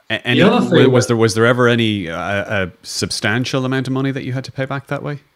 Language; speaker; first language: English; native; English